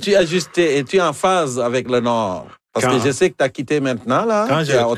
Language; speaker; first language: French; native; French